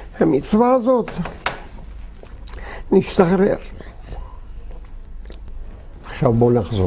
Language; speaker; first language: Hebrew; non-native, fluent; Yiddish